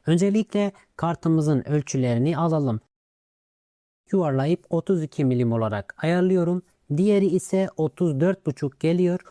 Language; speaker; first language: Turkish; native; Turkish